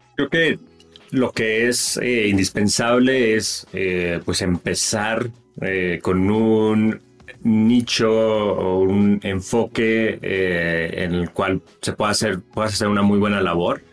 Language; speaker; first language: Spanish; native; Spanish